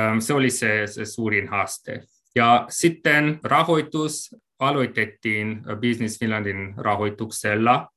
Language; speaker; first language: Finnish; non-native, fluent; Hungarian